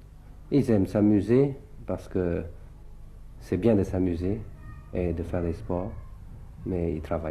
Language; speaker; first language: French; early bilingual, other home language; Thai